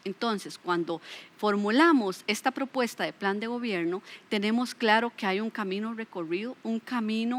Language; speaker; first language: Spanish; native; Spanish